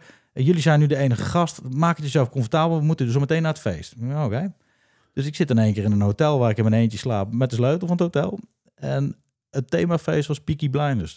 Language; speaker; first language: Dutch; native; Dutch